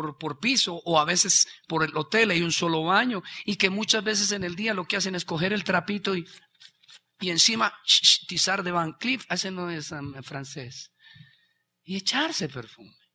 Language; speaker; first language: Spanish; native; Spanish